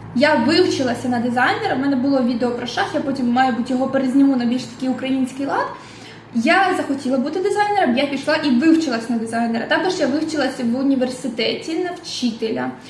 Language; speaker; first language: Ukrainian; non-native, local second language; Russian